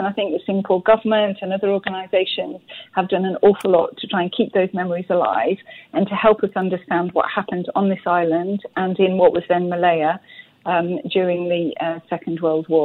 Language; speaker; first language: English; native; English